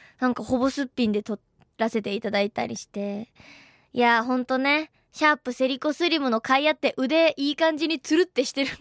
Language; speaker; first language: Japanese; native; Japanese